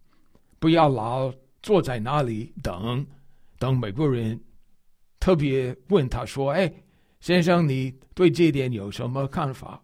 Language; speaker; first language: Chinese; non-native, fluent; English